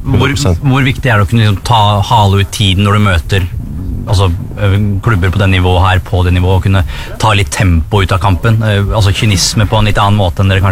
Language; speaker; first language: Norwegian; native; Norwegian